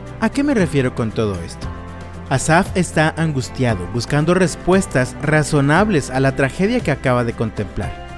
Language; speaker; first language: Spanish; native; Spanish